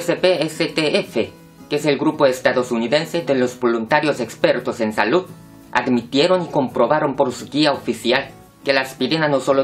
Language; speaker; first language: Spanish; non-native, fluent; Korean